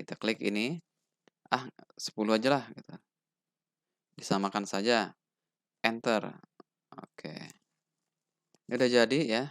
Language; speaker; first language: Indonesian; native; Indonesian